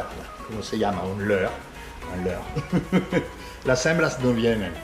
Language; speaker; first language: Spanish; non-native, fluent; French